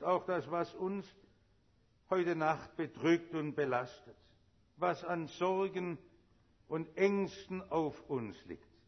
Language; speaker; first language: German; native; German